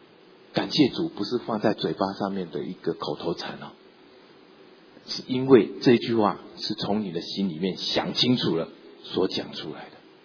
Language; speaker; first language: Chinese; native; Chinese